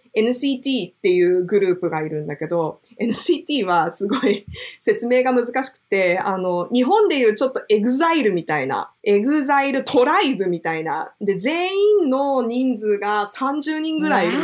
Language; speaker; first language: Japanese; native; Japanese